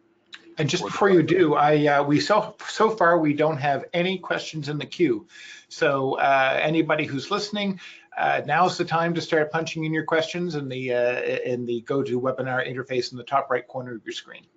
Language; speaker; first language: English; native; English